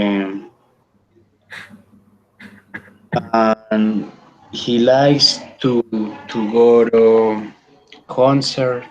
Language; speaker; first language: English; non-native, learner; Spanish